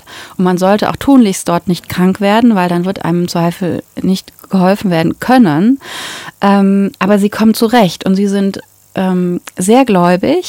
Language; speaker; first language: German; native; German